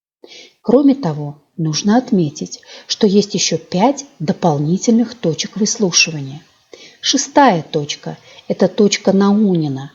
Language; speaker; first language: Russian; native; Russian